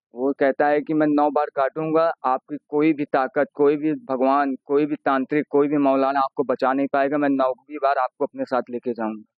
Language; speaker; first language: Hindi; native; Hindi